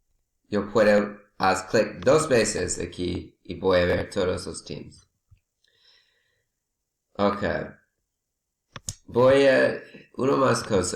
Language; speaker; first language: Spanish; non-native, learner; English